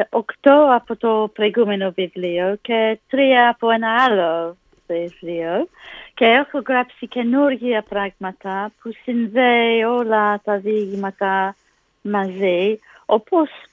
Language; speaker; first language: Greek; non-native, learner; English